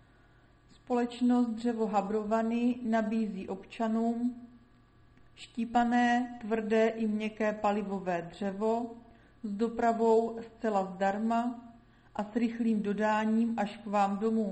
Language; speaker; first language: Czech; native; Czech